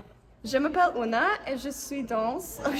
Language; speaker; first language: French; non-native, learner; English